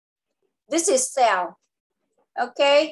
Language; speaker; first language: English; non-native, local second language; Vietnamese